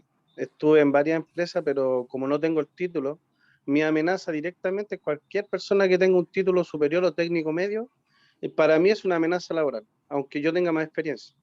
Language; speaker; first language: Spanish; native; Spanish